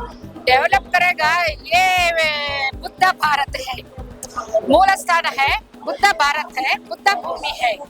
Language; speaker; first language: Hindi; non-native, local second language; Kannada